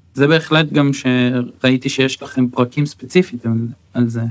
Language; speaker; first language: Hebrew; native; Hebrew